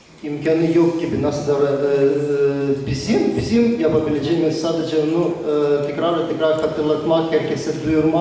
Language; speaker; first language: Turkish; non-native, fluent; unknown